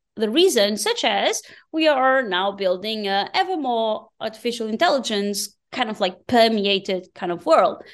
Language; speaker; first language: English; non-native, fluent; Portuguese